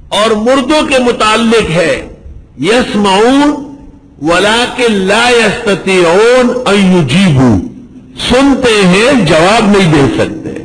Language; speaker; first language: Urdu; non-native, local second language; Pashto